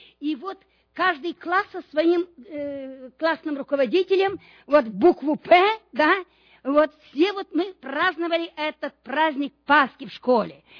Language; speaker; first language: Russian; non-native, local second language; Romanian